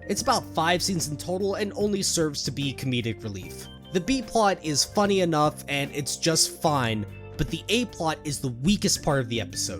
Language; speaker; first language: English; native; English